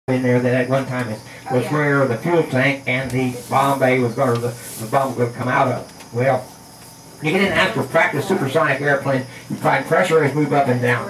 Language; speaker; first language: English; native; English